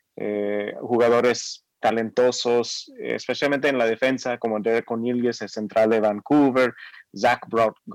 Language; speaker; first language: Spanish; non-native, fluent; English